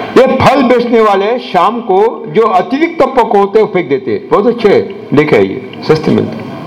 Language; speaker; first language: Hindi; non-native, local second language; Marathi